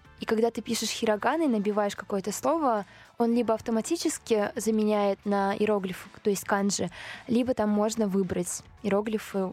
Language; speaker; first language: Russian; early bilingual, other home language; Japanese